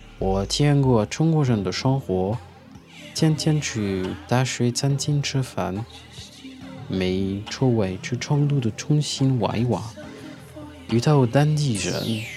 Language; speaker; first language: Chinese; non-native, fluent; French